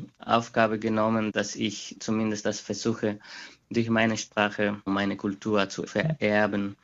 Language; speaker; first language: German; non-native, fluent; Quechua